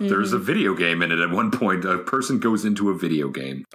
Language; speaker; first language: English; native; English